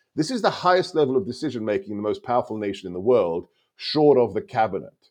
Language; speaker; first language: English; non-native, local second language; Hungarian